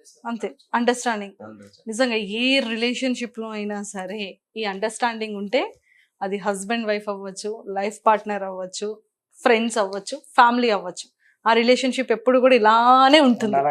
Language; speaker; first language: Telugu; native; Telugu